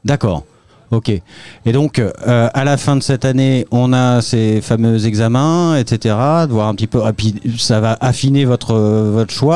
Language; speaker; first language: French; native; French